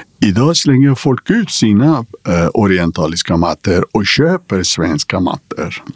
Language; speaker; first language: Swedish; non-native, fluent; Persian